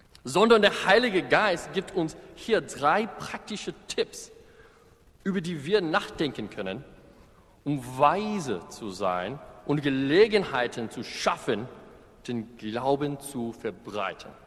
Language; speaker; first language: German; non-native, fluent; English